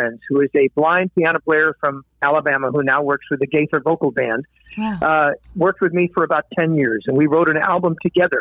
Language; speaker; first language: English; native; English